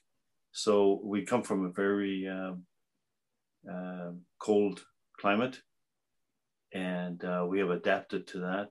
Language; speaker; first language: English; native; English